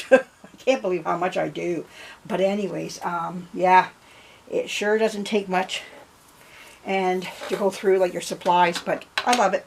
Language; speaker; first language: English; native; English